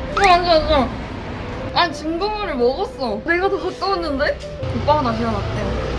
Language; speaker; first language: Korean; native; Korean